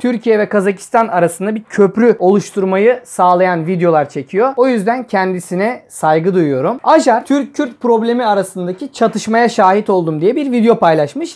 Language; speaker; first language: Turkish; native; Turkish